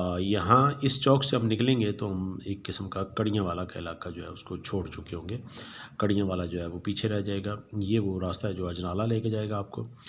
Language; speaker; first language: Urdu; non-native, local second language; Punjabi